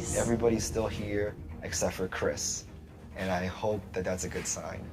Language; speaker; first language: English; native; English